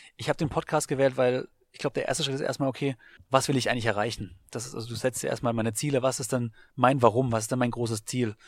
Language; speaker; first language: German; native; German